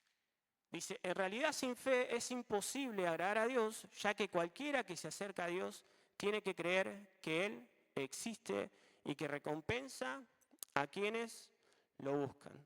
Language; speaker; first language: Spanish; native; Spanish